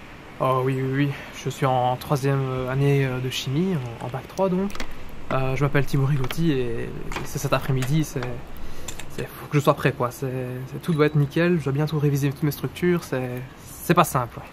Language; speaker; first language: French; native; French